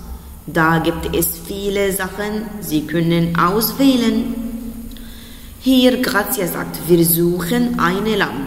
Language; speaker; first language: German; non-native, fluent; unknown